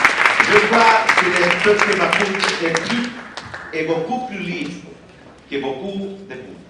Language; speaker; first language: French; non-native, fluent; Spanish